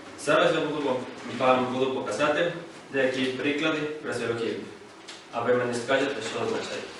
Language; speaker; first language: Ukrainian; non-native, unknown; Spanish